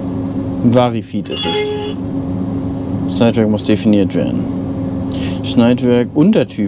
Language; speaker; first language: German; native; German